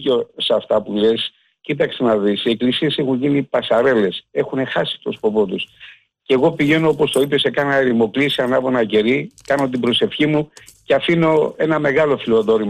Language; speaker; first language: Greek; native; Greek